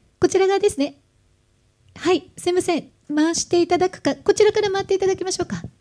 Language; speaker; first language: Japanese; native; Japanese